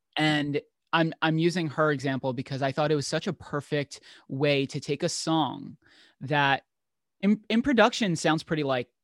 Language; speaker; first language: English; native; English